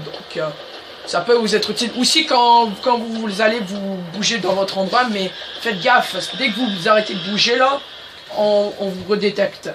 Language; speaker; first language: French; native; French